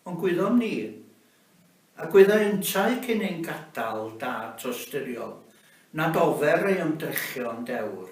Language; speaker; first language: Welsh; native; Welsh